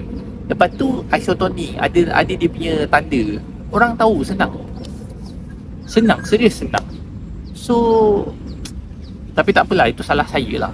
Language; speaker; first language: Malay; native; Malay